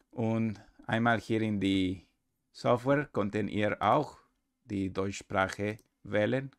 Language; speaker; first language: German; non-native, learner; Spanish